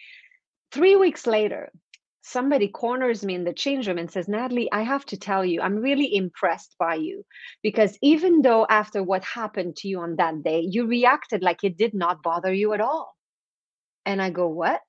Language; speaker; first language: English; non-native, fluent; French